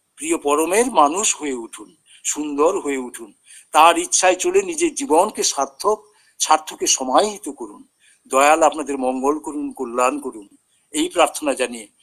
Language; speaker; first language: Bangla; native; Bangla